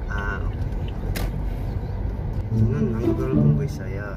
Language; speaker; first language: Korean; non-native, learner; Filipino